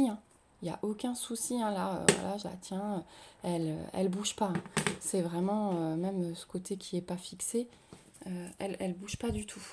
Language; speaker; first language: French; native; French